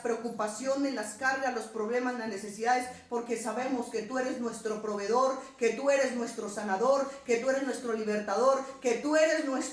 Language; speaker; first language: Spanish; native; Spanish